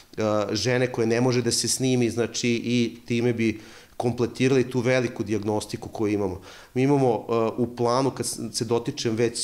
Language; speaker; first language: Serbian; native; Serbian